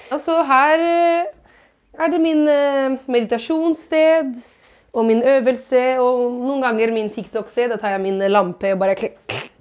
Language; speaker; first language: Norwegian; non-native, fluent; Italian